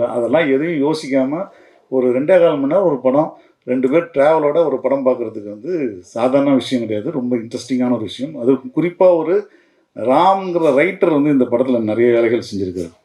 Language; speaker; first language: Tamil; native; Tamil